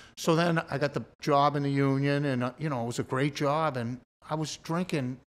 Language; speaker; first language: English; native; English